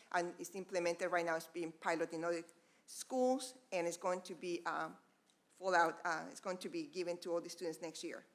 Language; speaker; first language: English; non-native, fluent; Spanish